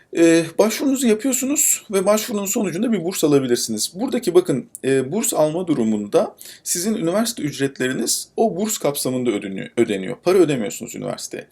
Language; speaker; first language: Turkish; native; Turkish